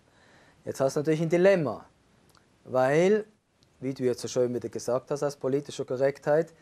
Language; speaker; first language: German; native; German